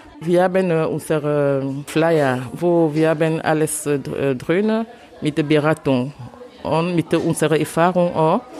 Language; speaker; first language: German; non-native, learner; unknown